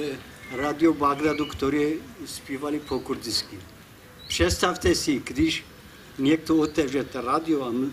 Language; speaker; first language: Czech; non-native, fluent; Kurdish